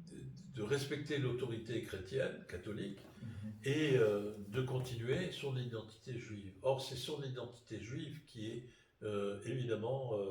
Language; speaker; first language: French; native; French